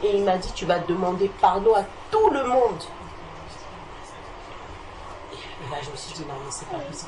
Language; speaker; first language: French; native; French